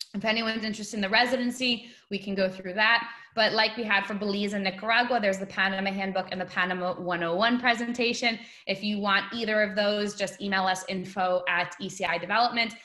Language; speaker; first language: English; native; English